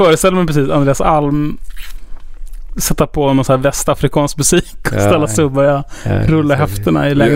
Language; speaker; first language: Swedish; native; Swedish